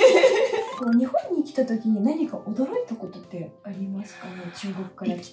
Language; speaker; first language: Japanese; non-native, fluent; Russian